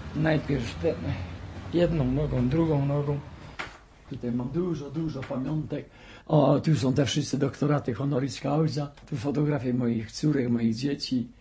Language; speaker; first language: Polish; native; Polish